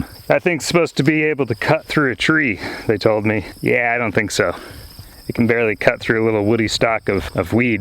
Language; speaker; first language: English; native; English